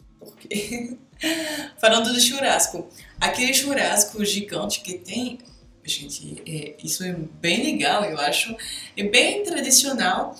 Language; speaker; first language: Portuguese; non-native, fluent; French